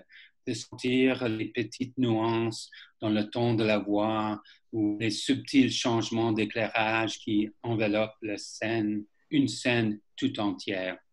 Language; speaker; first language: French; non-native, fluent; English